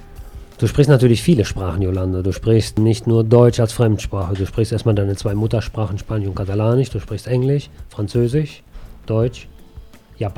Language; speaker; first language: German; native; German